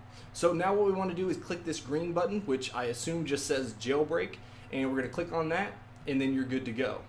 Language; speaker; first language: English; native; English